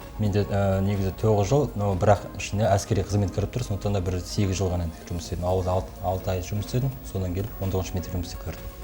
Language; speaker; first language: Kazakh; native; Kazakh